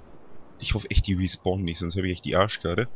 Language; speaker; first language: German; native; German